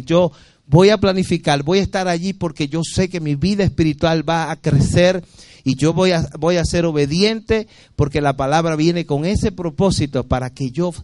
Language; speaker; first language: Spanish; native; Spanish